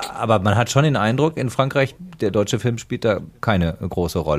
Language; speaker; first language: German; native; German